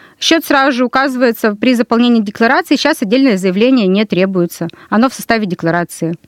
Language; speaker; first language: Russian; native; Russian